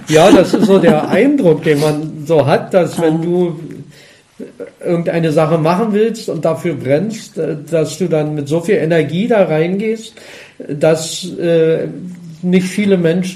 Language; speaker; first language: German; native; German